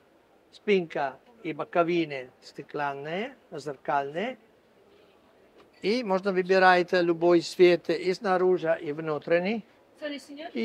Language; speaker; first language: Russian; non-native, fluent; Italian